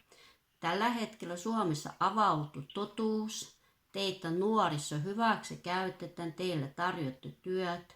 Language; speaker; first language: Finnish; non-native, fluent; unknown